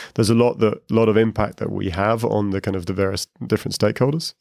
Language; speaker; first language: English; native; English